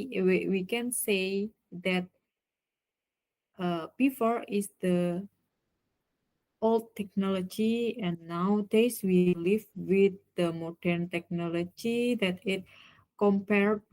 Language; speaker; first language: English; non-native, learner; Indonesian